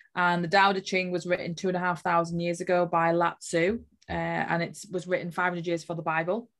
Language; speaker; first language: English; native; English